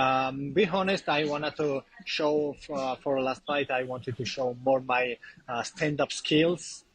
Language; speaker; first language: English; non-native, learner; Georgian